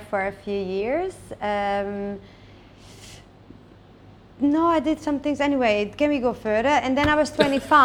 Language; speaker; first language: English; non-native, fluent; Dutch